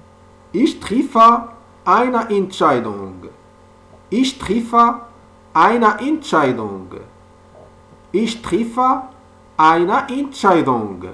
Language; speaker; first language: German; non-native, fluent; French